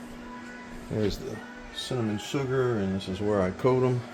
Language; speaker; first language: English; native; English